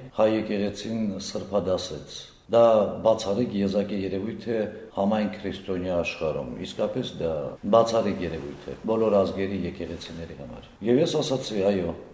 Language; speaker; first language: Armenian; early bilingual, heritage; Armenian